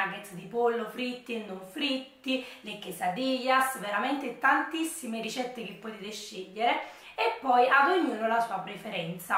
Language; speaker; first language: Italian; native; Italian